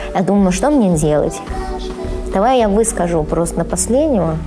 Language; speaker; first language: Russian; non-native, fluent; Chinese